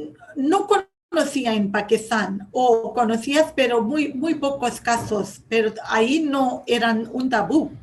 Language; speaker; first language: Spanish; non-native, fluent; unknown